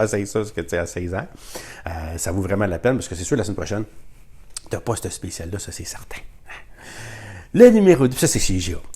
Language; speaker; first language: French; native; French